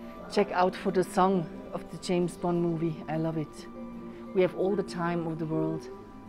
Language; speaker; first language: English; non-native, fluent; German